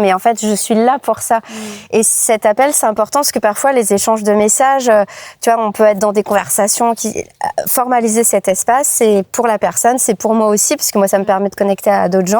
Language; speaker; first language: French; native; French